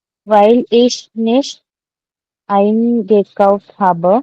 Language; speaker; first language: German; non-native, learner; Hindi